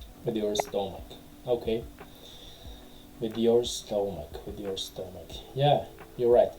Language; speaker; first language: English; non-native, fluent; Tajik